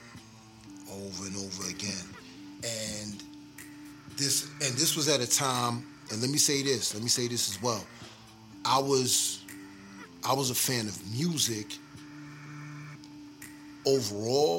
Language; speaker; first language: English; native; English